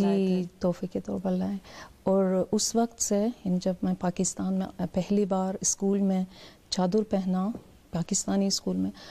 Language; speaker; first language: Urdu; non-native, fluent; Persian